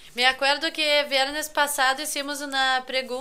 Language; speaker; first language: Spanish; non-native, fluent; Portuguese